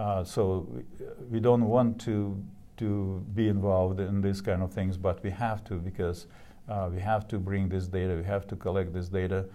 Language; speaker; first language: English; non-native, fluent; Russian